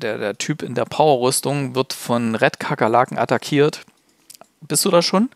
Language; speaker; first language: German; native; German